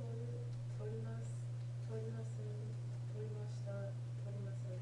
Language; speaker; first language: Japanese; non-native, learner; English